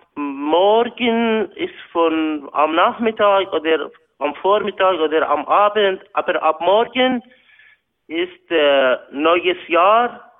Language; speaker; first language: German; non-native, learner; Persian